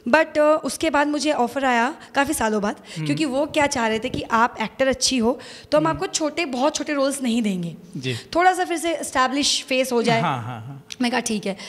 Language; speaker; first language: Hindi; native; Hindi